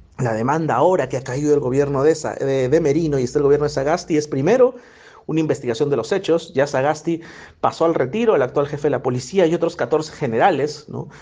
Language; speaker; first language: Spanish; native; Spanish